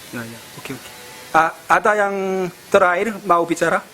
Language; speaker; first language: Indonesian; non-native, learner; Korean